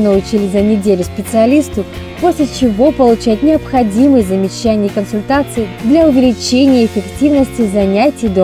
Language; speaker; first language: Russian; native; Russian